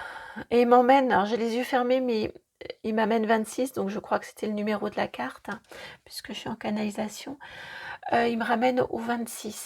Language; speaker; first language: French; native; French